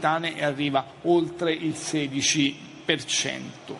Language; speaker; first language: Italian; native; Italian